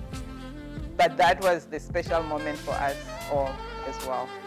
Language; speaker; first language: English; non-native, local second language; Venda